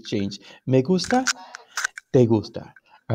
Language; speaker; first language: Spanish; non-native, fluent; English